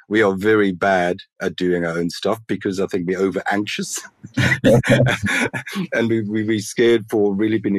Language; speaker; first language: English; native; English